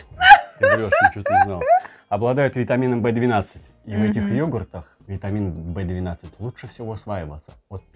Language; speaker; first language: Russian; native; Russian